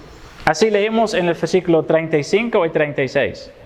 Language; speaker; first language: Spanish; non-native, fluent; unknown